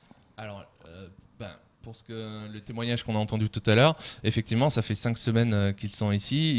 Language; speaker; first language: French; native; French